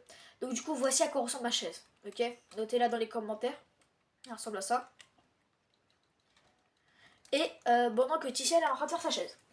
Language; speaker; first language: French; native; French